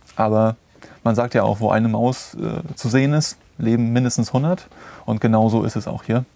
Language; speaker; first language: German; native; German